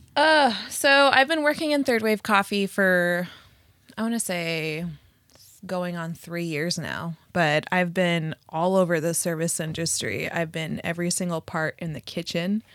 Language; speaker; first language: English; early bilingual, other home language; Spanish